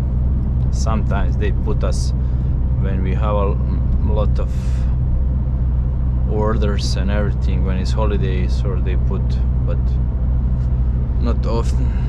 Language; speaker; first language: English; non-native, learner; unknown